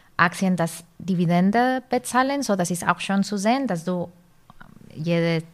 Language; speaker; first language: German; non-native, fluent; Spanish